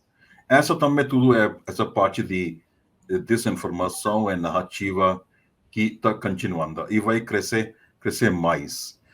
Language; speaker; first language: Portuguese; non-native, fluent; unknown